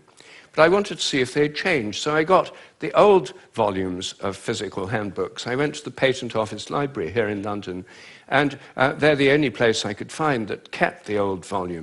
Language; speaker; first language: English; native; English